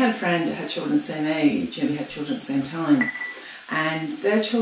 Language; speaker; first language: English; native; English